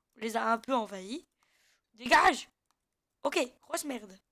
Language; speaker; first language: French; native; French